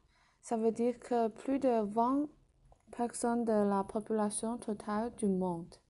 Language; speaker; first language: French; non-native, learner; Chinese